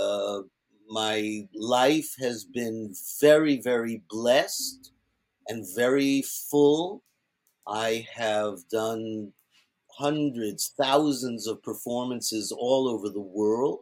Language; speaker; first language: English; early bilingual, other home language; Yiddish